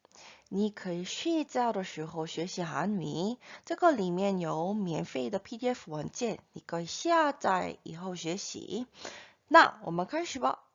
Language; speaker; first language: Chinese; non-native, fluent; Korean